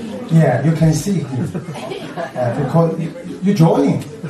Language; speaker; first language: English; non-native, learner; Chinese